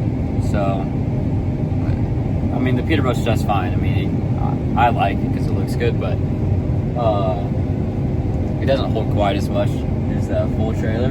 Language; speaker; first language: English; native; English